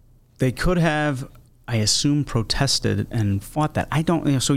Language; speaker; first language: English; native; English